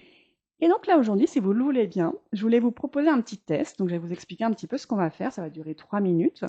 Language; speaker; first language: French; native; French